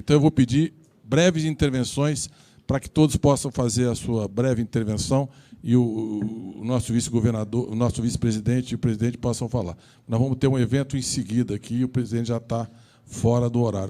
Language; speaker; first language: Portuguese; native; Portuguese